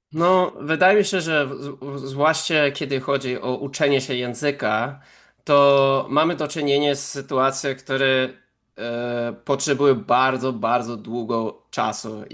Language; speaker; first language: Polish; non-native, fluent; English